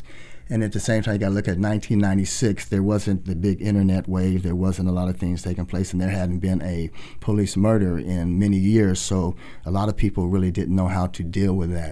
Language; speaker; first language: English; native; English